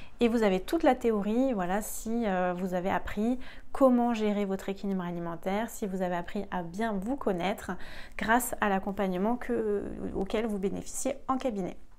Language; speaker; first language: French; native; French